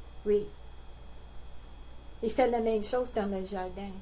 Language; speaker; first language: French; non-native, learner; English